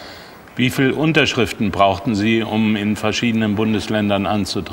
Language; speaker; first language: German; native; German